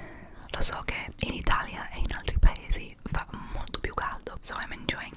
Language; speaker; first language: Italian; non-native, fluent; English